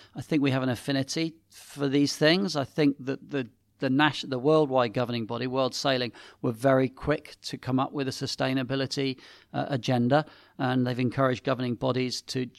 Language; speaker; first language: English; native; English